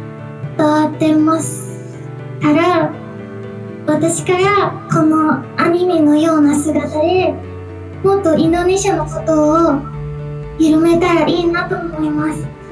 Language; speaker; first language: Japanese; non-native, fluent; Indonesian